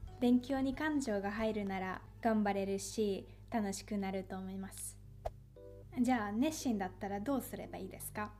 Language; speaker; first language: Japanese; non-native, fluent; Finnish